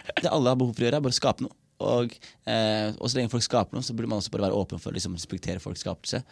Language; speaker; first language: Norwegian; early bilingual, other home language; Somali